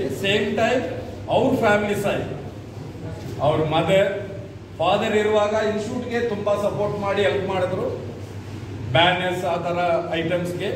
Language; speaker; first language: Kannada; non-native, local second language; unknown